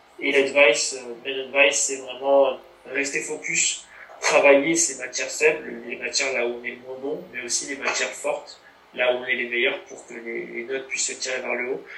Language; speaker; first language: French; native; French